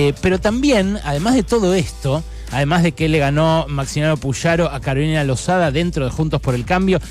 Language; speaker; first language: Spanish; native; Spanish